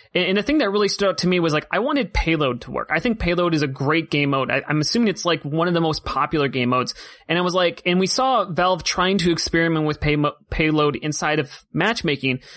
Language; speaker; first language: English; native; English